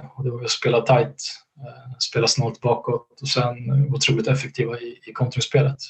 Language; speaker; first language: Swedish; native; Swedish